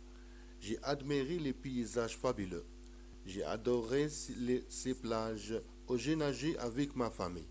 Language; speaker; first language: French; non-native, local second language; Arabic